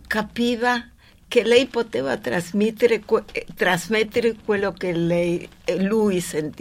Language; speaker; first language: Italian; non-native, fluent; Spanish